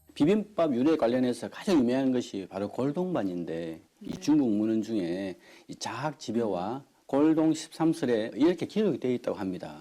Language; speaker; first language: Korean; native; Korean